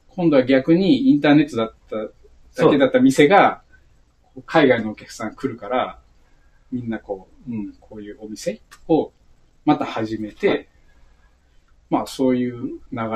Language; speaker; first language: Japanese; native; Japanese